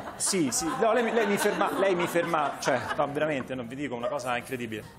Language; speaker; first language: Italian; native; Italian